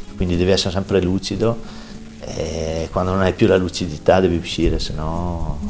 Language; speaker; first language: Italian; native; Italian